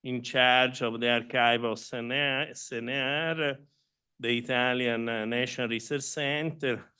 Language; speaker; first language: English; non-native, fluent; Italian